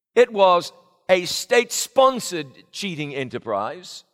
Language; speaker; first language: English; native; English